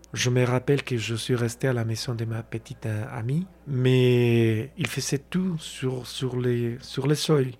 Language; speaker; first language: French; non-native, fluent; Spanish